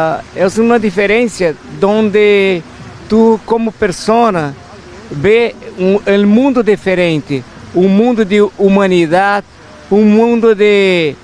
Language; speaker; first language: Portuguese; non-native, learner; Spanish